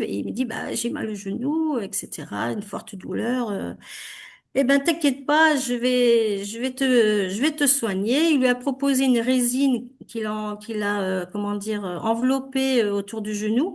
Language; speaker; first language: French; native; French